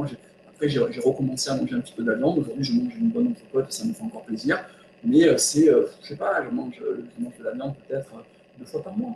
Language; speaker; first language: French; native; French